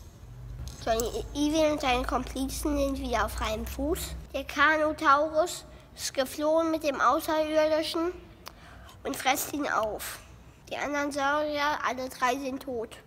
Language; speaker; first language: German; native; German